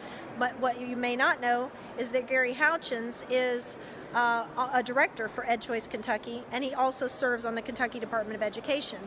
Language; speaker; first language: English; native; English